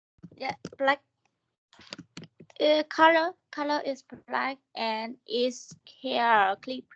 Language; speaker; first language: English; non-native, learner; Vietnamese